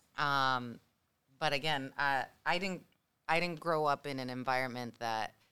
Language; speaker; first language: English; early bilingual, other home language; Spanish